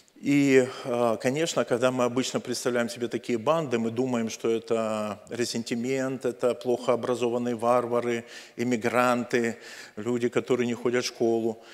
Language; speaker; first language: Russian; native; Russian